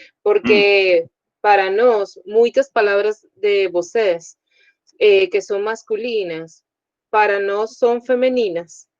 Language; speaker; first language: Portuguese; non-native, learner; Spanish